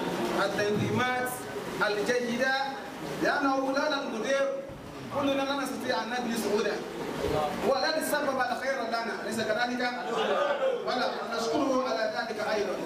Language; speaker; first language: Arabic; non-native, fluent; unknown